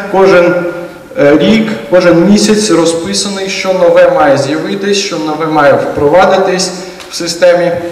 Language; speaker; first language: Ukrainian; native; Ukrainian